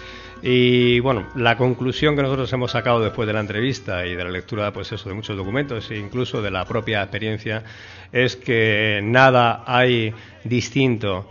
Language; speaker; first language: Spanish; native; Spanish